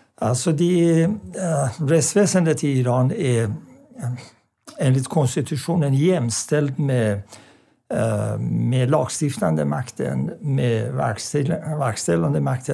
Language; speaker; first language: Swedish; non-native, fluent; Persian